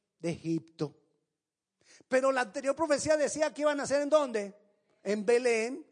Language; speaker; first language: Spanish; native; Spanish